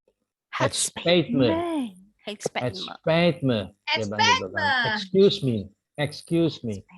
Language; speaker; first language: Dutch; non-native, fluent; Indonesian